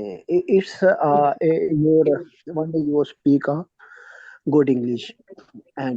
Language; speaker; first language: English; non-native, learner; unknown